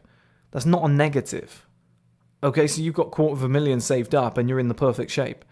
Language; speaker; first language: English; native; English